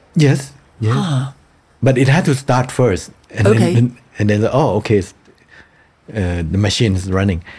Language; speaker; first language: English; non-native, fluent; Thai